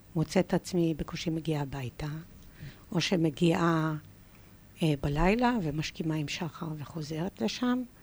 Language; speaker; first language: Hebrew; early bilingual, other home language; English